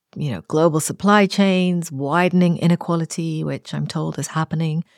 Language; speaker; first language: English; native; English